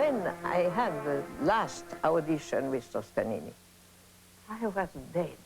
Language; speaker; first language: English; non-native, learner; Italian